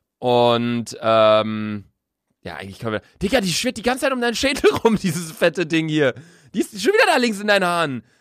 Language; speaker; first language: German; native; German